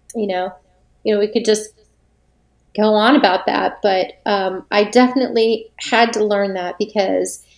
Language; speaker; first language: English; native; English